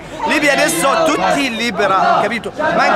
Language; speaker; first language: Italian; non-native, learner; Arabic